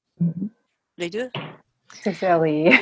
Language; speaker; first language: French; non-native, learner; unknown